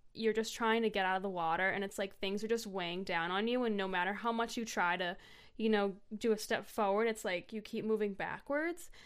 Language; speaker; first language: English; native; English